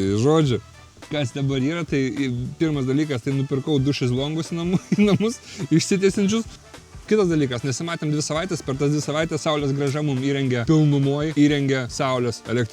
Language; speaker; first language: Lithuanian; native; Lithuanian